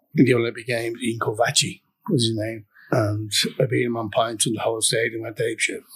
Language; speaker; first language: English; native; English